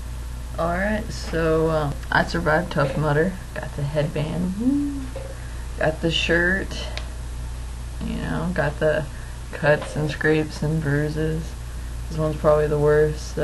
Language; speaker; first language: English; native; English